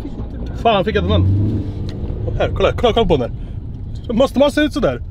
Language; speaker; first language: Swedish; native; Swedish